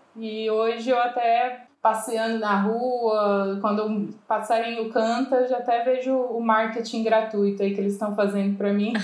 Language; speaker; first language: Portuguese; native; Portuguese